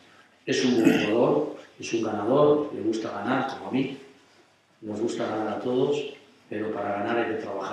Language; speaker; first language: Spanish; native; Spanish